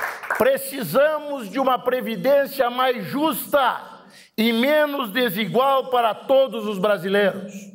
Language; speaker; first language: Portuguese; native; Portuguese